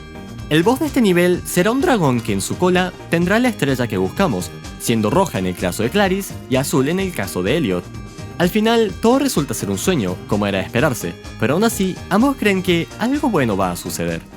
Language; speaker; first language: Spanish; native; Spanish